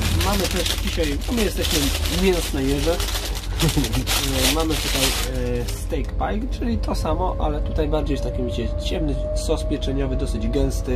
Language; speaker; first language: Polish; native; Polish